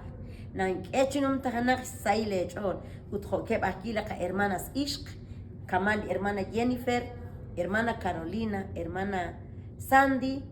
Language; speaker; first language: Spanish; non-native, local second language; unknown